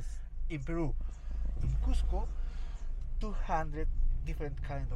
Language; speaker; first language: English; non-native, learner; Spanish